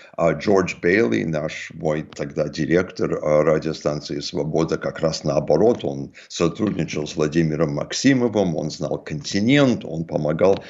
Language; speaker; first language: Russian; early bilingual, heritage; Russian